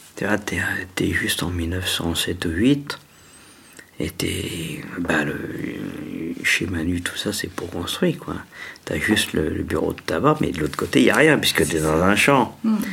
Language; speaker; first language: French; native; French